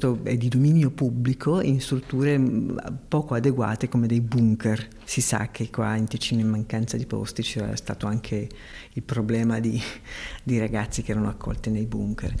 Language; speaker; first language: Italian; native; Italian